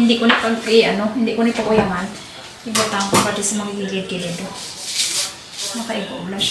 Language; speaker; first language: Filipino; non-native, local second language; Hiligaynon